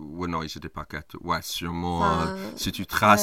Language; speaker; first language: French; non-native, fluent; English